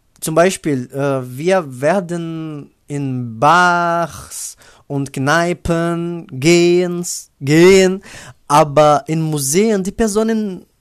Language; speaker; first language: German; non-native, learner; Portuguese